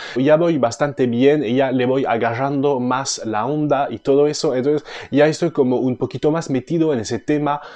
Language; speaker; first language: Spanish; non-native, fluent; French